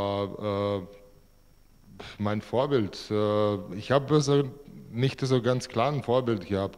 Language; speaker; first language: German; non-native, fluent; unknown